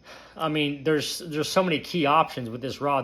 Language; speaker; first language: English; native; English